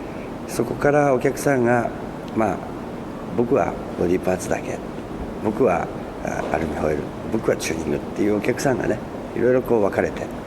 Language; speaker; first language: Japanese; native; Japanese